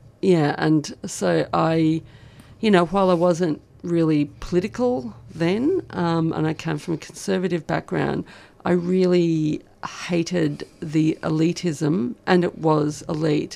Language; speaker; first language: English; native; English